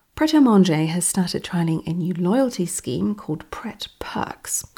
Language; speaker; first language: English; non-native, fluent; German